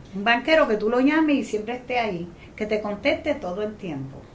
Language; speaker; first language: Spanish; native; Spanish